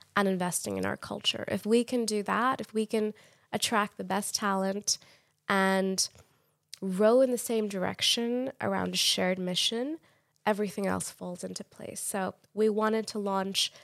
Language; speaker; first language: English; non-native, local second language; Urdu